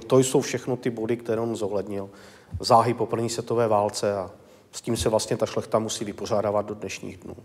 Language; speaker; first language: Czech; native; Czech